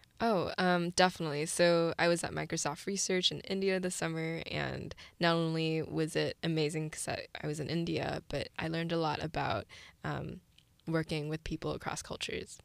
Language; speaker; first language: English; early bilingual, other home language; Chinese